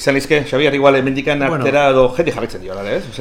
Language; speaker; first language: Basque; native; Basque